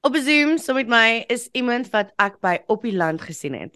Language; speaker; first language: Afrikaans; non-native, fluent; English